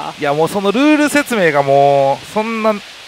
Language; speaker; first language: Japanese; native; Japanese